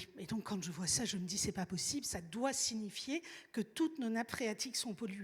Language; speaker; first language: French; native; French